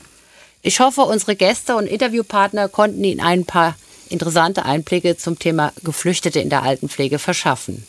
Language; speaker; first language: German; native; German